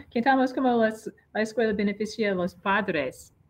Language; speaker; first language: Spanish; non-native, learner; English